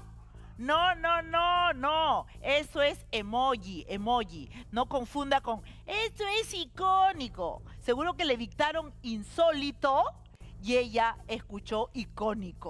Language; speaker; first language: Spanish; native; Spanish